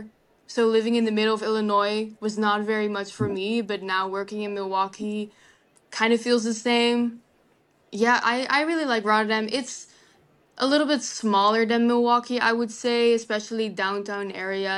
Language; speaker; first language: English; non-native, fluent; Dutch